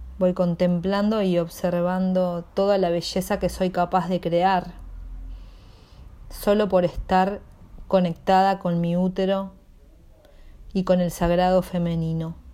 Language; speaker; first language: Spanish; native; Spanish